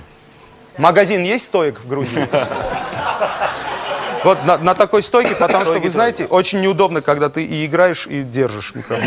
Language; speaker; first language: Russian; non-native, local second language; Armenian